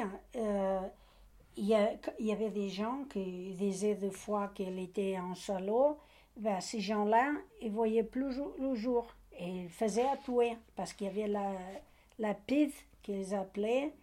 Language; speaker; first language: French; non-native, learner; Portuguese